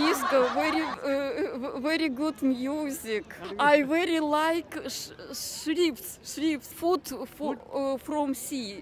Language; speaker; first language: English; non-native, learner; Russian